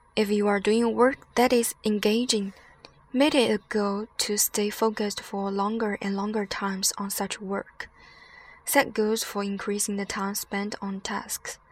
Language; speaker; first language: English; non-native, fluent; Chinese